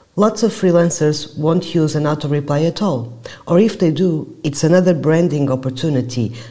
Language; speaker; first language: English; non-native, fluent; Portuguese